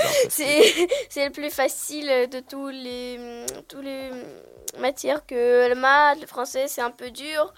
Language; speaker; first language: French; non-native, learner; Russian